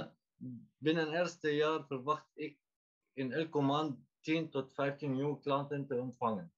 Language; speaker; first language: Dutch; non-native, learner; Arabic